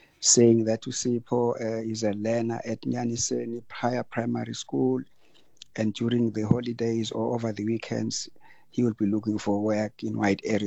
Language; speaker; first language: English; non-native, local second language; Zulu